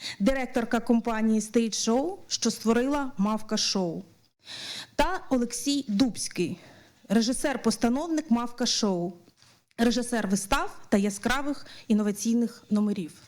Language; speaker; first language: Ukrainian; native; Ukrainian